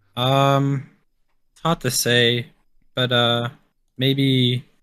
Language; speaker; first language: English; native; English